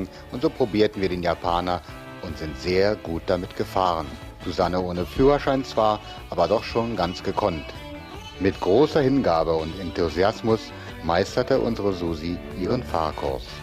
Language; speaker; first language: German; native; German